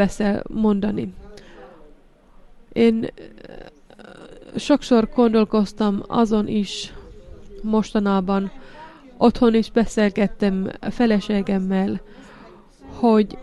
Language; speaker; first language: Hungarian; non-native, learner; Finnish